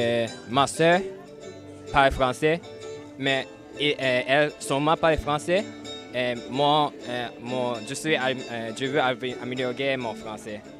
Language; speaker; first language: French; non-native, learner; English